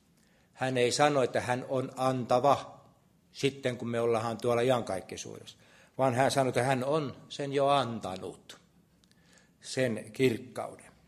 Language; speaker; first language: Finnish; native; Finnish